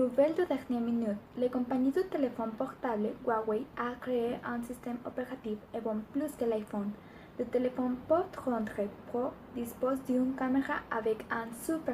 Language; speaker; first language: French; non-native, learner; Spanish